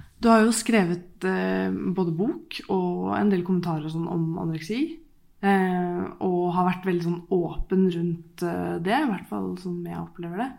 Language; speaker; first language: Norwegian; native; Norwegian